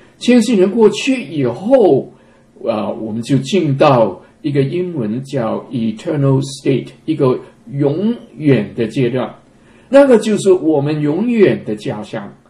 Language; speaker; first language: Chinese; non-native, local second language; Cantonese